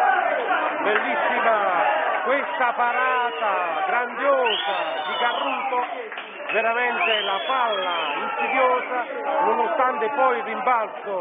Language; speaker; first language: Italian; native; Italian